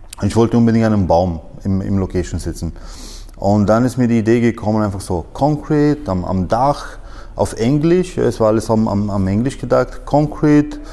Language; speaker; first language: German; non-native, fluent; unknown